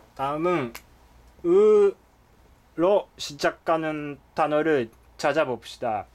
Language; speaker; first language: Korean; non-native, fluent; Japanese